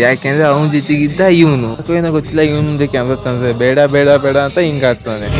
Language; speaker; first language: Kannada; native; Kannada